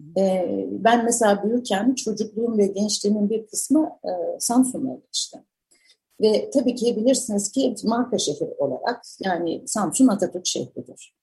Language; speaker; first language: Turkish; native; Turkish